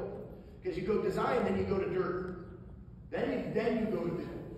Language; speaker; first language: English; native; English